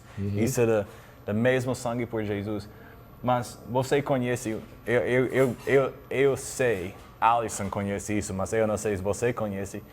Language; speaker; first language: Portuguese; non-native, learner; English